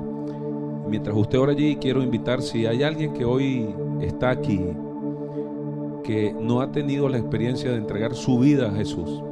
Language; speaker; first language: Spanish; native; Spanish